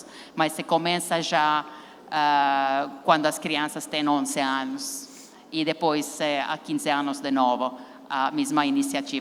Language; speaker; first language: Portuguese; non-native, learner; Finnish